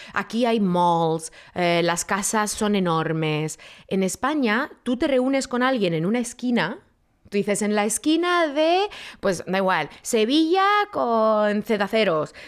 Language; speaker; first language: Spanish; native; Spanish